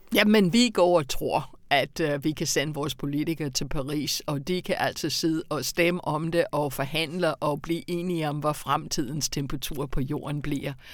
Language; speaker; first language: Danish; non-native, fluent; English